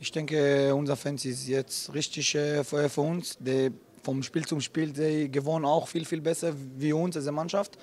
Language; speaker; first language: German; non-native, learner; Hebrew